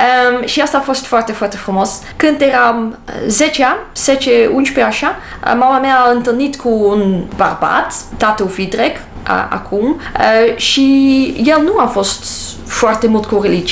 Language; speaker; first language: Romanian; non-native, learner; English